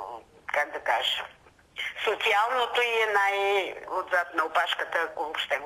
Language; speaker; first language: Bulgarian; native; Bulgarian